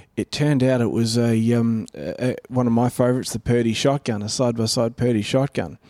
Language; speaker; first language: English; native; English